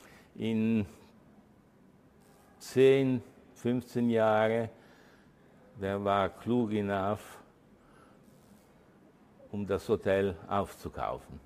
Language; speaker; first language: German; early bilingual, heritage; Italian